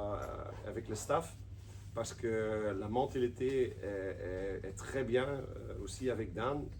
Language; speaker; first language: French; non-native, local second language; Dutch